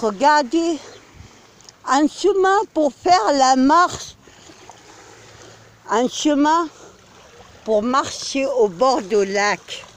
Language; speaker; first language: French; non-native, learner; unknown